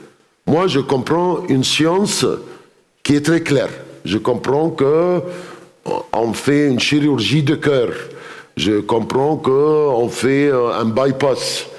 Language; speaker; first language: French; non-native, fluent; Arabic